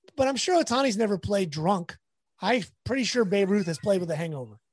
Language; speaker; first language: English; native; English